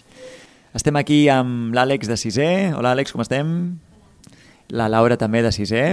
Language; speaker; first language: Catalan; native; Catalan